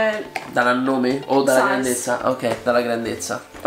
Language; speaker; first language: Italian; native; Italian